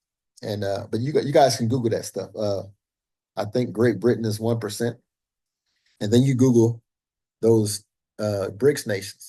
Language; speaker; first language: English; native; English